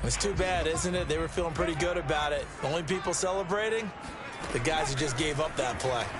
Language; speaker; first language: English; native; English